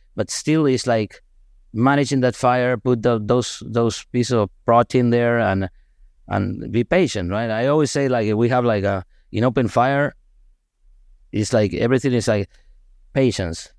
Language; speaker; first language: English; non-native, fluent; Spanish